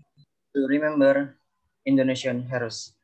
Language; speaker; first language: English; non-native, learner; Indonesian